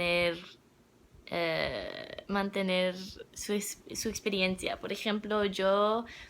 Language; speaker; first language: Spanish; non-native, learner; English